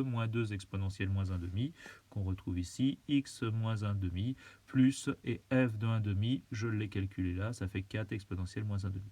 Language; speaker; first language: French; native; French